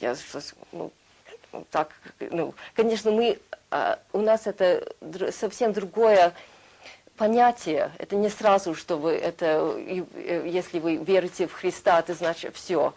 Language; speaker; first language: Russian; early bilingual, heritage; Russian